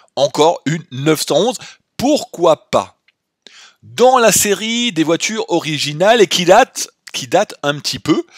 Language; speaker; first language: French; native; French